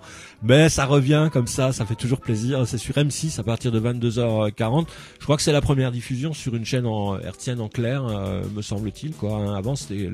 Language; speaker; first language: French; native; French